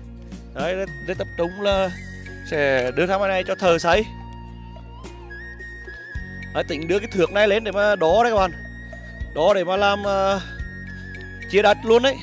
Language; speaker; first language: Vietnamese; native; Vietnamese